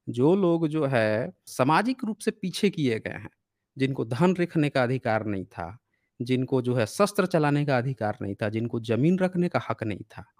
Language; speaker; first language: Hindi; native; Hindi